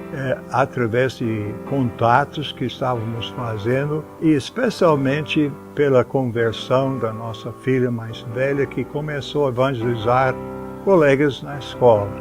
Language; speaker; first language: Portuguese; non-native, fluent; English